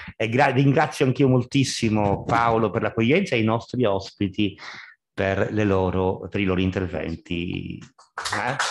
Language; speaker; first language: Italian; native; Italian